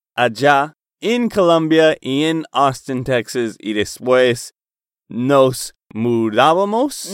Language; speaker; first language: Spanish; non-native, learner; English